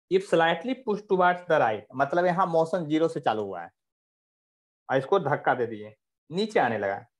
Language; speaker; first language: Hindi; native; Hindi